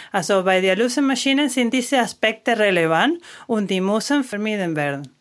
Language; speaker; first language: German; non-native, fluent; Spanish